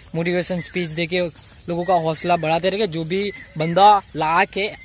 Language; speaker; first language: Hindi; non-native, local second language; Gujarati